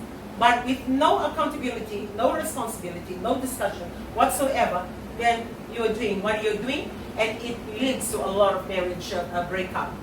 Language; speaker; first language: English; non-native, local second language; Filipino